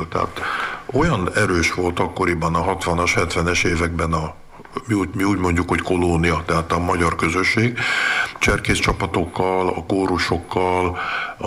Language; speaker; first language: Hungarian; early bilingual, heritage; Hungarian